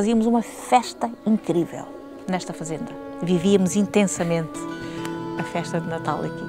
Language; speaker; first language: Portuguese; native; Portuguese